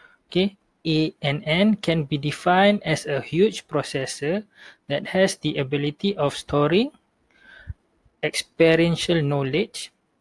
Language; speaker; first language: English; non-native, local second language; Malay